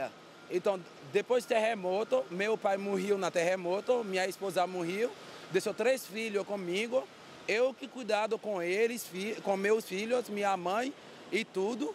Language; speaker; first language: Portuguese; non-native, learner; Haitian Creole